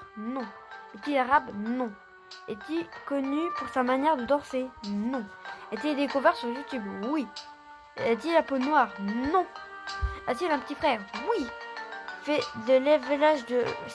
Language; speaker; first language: French; native; French